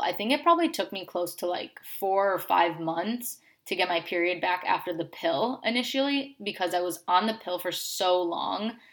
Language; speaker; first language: English; native; English